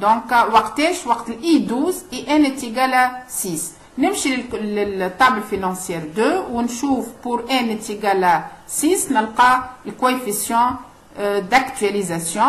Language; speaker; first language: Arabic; native; Arabic